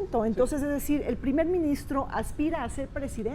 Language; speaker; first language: Spanish; native; Spanish